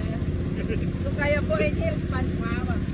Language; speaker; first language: Danish; non-native, fluent; Cebuano